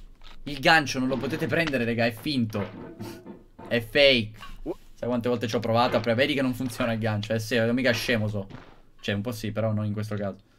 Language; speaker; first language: Italian; native; Italian